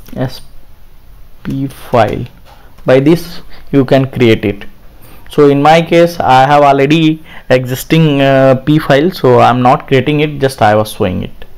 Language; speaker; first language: English; non-native, local second language; Hindi